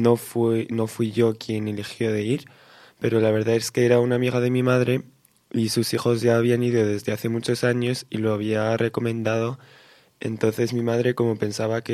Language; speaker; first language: Spanish; early bilingual, heritage; Spanish